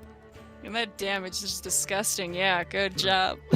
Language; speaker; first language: English; native; English